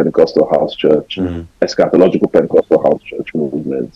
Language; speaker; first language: English; non-native, local second language; Yoruba